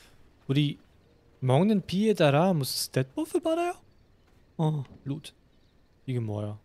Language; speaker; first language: Korean; non-native, fluent; German